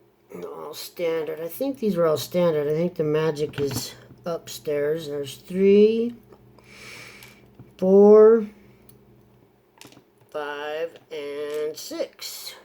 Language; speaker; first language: English; native; English